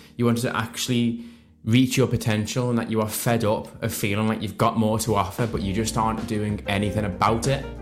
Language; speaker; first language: English; native; English